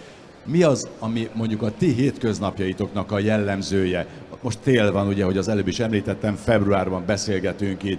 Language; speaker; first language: Hungarian; native; Hungarian